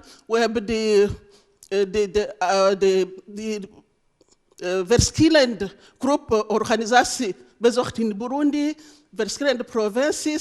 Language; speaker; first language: Dutch; non-native, learner; Rundi